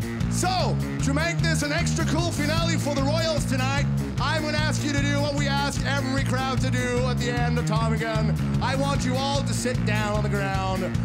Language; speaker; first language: English; non-native, fluent; Swedish